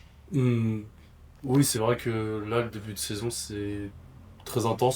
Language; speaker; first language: French; native; French